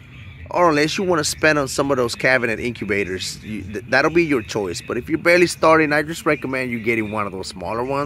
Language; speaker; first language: English; native; English